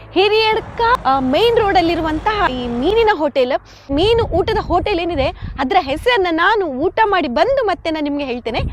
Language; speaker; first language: Kannada; non-native, local second language; Tulu